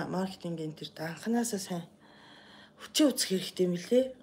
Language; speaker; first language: Mongolian; non-native, fluent; Japanese